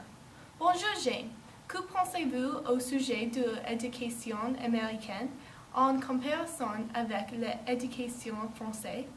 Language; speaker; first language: French; non-native, learner; English